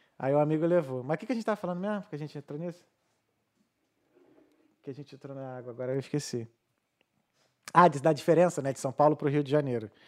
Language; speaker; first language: Portuguese; native; Portuguese